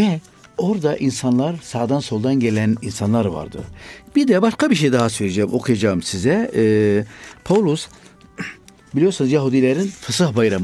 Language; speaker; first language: Turkish; non-native, fluent; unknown